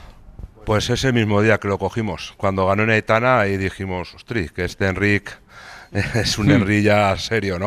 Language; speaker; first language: Spanish; native; Spanish